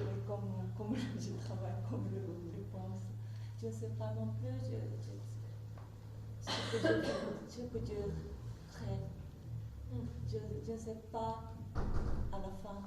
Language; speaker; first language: French; non-native, fluent; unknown